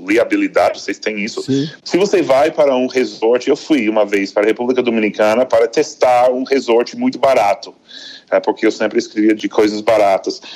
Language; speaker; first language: Portuguese; non-native, fluent; English